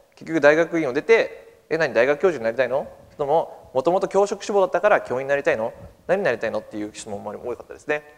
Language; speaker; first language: Japanese; native; Japanese